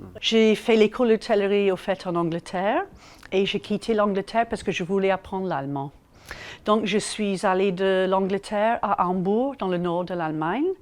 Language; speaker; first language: French; non-native, fluent; English